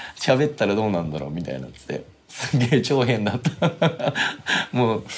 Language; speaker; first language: Japanese; native; Japanese